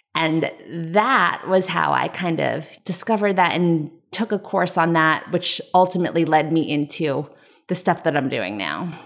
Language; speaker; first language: English; native; English